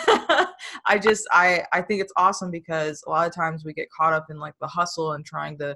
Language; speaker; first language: English; native; English